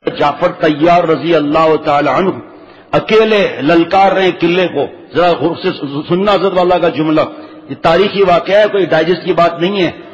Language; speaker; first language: Urdu; native; Urdu